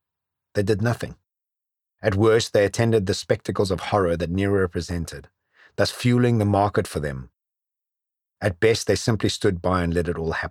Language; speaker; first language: English; native; English